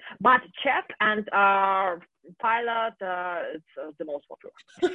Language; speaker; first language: English; non-native, fluent; Russian